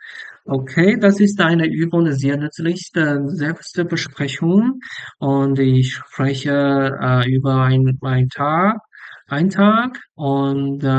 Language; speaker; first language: German; non-native, learner; English